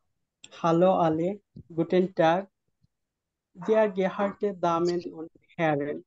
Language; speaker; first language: German; non-native, learner; Bangla